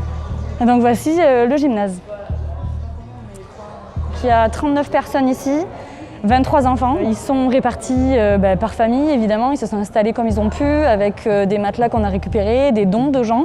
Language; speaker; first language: French; native; French